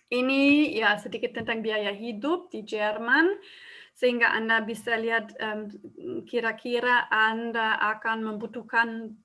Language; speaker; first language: Indonesian; non-native, fluent; German